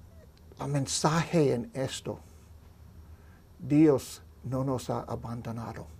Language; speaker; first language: Spanish; non-native, learner; English